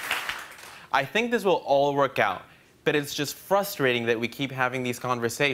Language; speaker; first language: English; non-native, fluent; Spanish